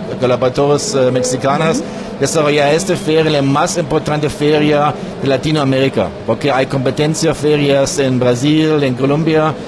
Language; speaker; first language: Spanish; non-native, learner; German